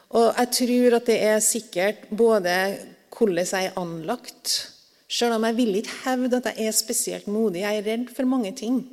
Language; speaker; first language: Norwegian; native; Norwegian